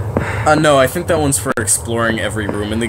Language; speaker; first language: English; native; English